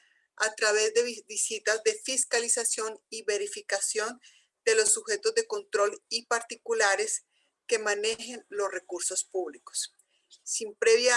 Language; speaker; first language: Spanish; native; Spanish